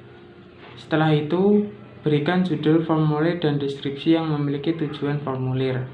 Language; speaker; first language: Indonesian; native; Indonesian